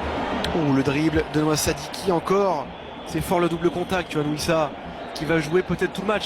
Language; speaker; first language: French; native; French